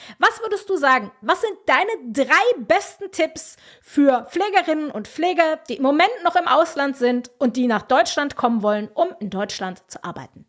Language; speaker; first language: German; native; German